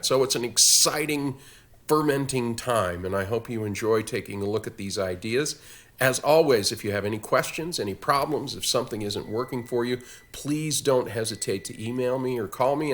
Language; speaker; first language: English; native; English